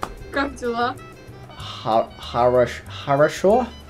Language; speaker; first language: Russian; non-native, learner; English